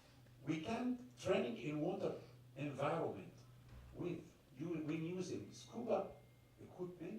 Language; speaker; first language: English; non-native, fluent; Arabic